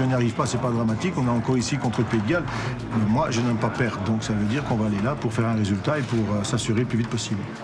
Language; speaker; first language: French; native; French